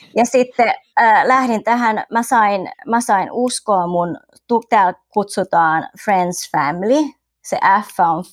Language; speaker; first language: Finnish; early bilingual, other home language; Vietnamese